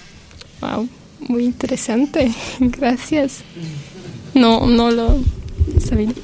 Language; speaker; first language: Spanish; non-native, learner; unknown